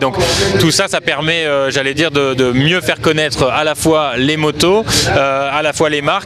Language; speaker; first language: French; native; French